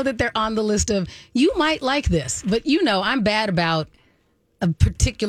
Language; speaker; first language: English; native; English